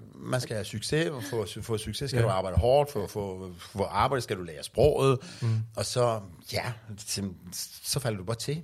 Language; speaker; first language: Danish; non-native, fluent; Persian